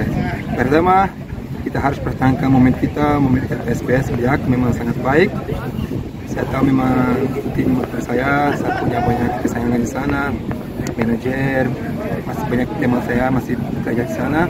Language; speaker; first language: Indonesian; non-native, fluent; Portuguese